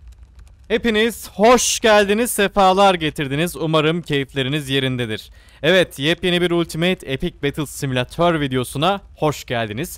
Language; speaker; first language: Turkish; native; Turkish